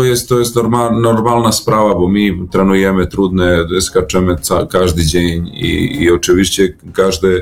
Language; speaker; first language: Polish; non-native, learner; Serbian